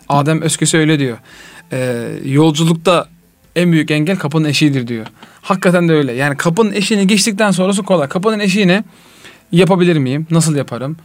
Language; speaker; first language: Turkish; native; Turkish